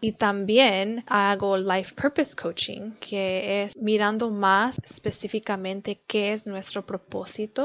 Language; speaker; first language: Spanish; early bilingual, heritage; Spanish